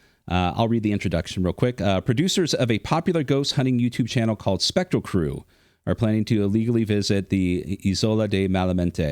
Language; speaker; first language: English; native; English